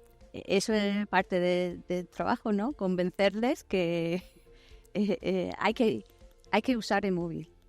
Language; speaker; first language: Spanish; non-native, fluent; English